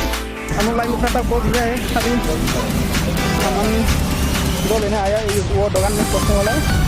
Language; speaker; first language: Hindi; non-native, local second language; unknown